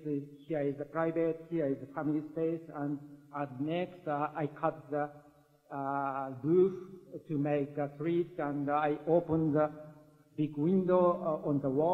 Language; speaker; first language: English; non-native, learner; Japanese